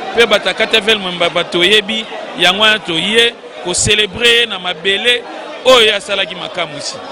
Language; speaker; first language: Lingala; non-native, local second language; Kongo